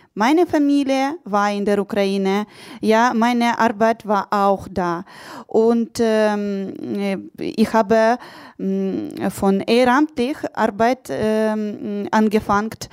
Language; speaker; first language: German; non-native, learner; Ukrainian